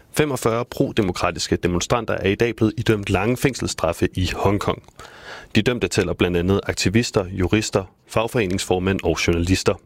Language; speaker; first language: Danish; native; Danish